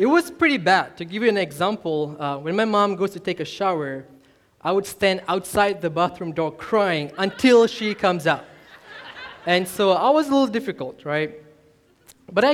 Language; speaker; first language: English; non-native, local second language; Tamil